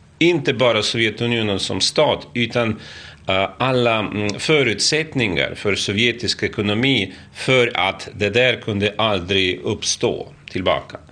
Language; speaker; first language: Swedish; non-native, fluent; Russian